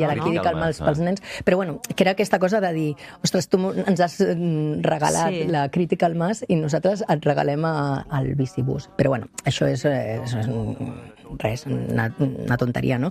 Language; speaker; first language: Catalan; native; Catalan